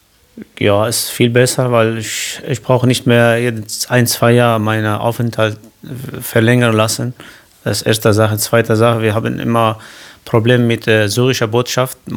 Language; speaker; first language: German; non-native, learner; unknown